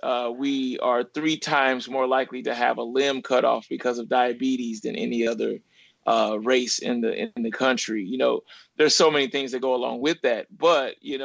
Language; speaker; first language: English; native; English